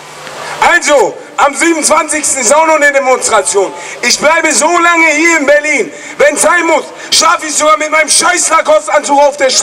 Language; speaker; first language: German; non-native, fluent; Persian